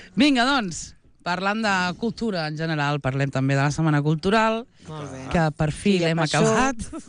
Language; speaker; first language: Catalan; native; Catalan